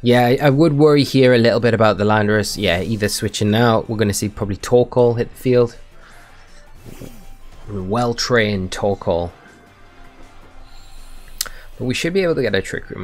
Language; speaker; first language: English; native; English